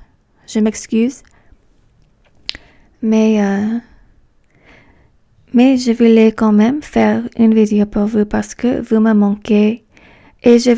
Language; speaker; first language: French; non-native, fluent; English